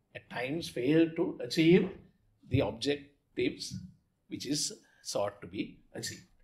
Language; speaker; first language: English; non-native, local second language; Sinhala